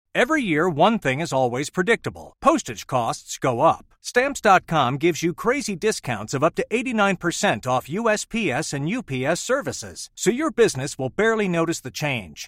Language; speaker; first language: English; native; English